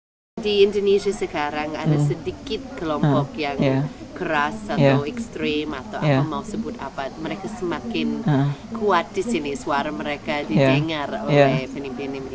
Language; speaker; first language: Indonesian; non-native, fluent; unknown